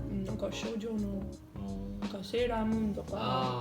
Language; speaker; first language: Japanese; non-native, fluent; English